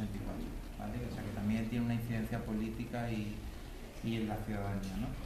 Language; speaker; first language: Spanish; native; Spanish